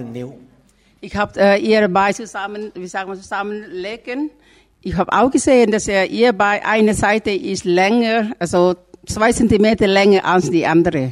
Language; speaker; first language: German; non-native, learner; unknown